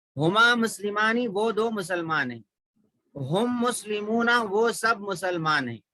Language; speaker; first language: Urdu; native; Urdu